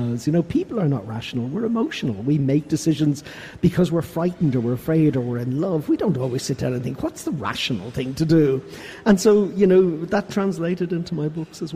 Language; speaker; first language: English; native; English